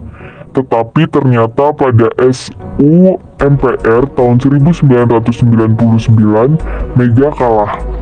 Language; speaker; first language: Indonesian; native; Indonesian